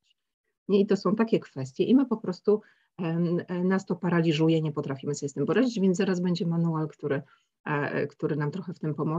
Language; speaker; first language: Polish; native; Polish